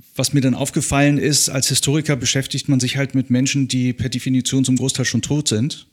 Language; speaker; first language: German; native; German